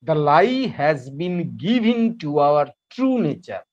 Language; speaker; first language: English; non-native, local second language; Bangla